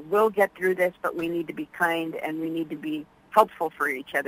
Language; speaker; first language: English; early bilingual, other home language; Spanish